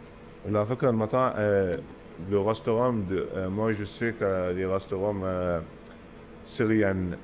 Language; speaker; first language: French; non-native, learner; Arabic